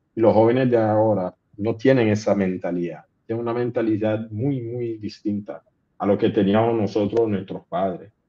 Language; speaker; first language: Spanish; non-native, local second language; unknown